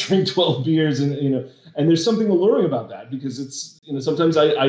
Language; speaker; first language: English; native; English